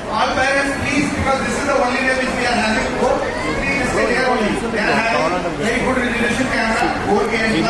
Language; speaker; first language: English; non-native, local second language; Telugu